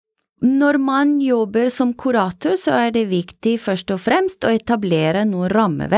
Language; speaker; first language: Norwegian; non-native, fluent; Italian